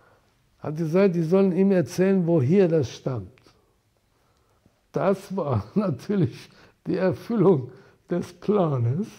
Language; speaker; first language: German; non-native, fluent; Persian